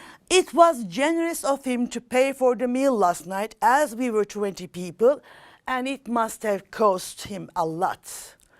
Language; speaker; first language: English; non-native, fluent; Turkish